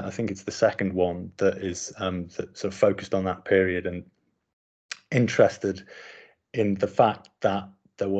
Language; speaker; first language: English; native; English